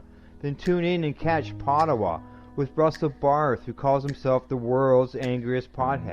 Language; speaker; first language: English; native; English